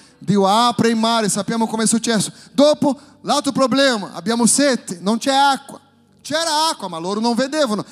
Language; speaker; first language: Italian; non-native, fluent; Portuguese